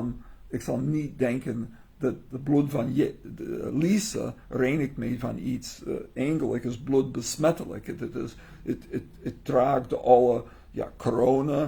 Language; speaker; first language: Dutch; non-native, learner; English